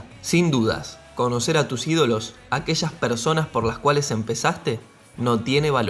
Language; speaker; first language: Spanish; native; Spanish